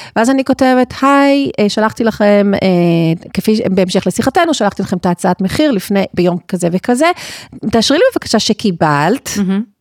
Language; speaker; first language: Hebrew; native; Hebrew